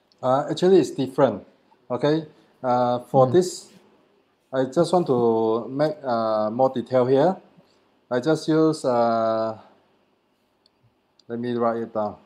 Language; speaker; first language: English; non-native, learner; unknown